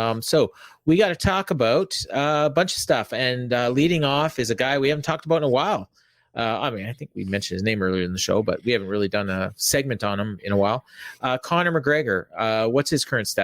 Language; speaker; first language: English; native; English